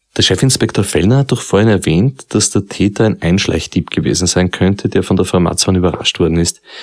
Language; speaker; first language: German; native; German